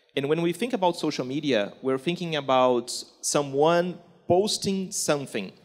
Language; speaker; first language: English; non-native, fluent; Portuguese